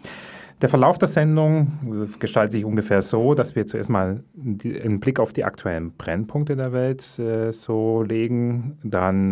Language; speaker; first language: German; native; German